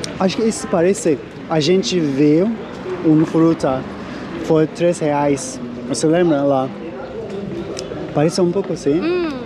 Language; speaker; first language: Portuguese; non-native, learner; Turkish